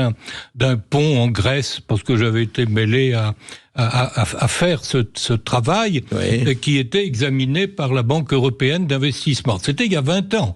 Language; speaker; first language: French; native; French